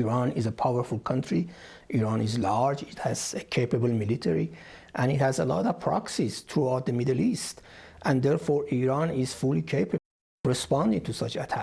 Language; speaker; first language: English; non-native, fluent; Persian